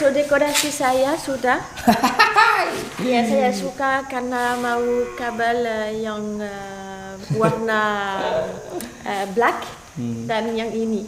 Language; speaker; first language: Indonesian; non-native, learner; French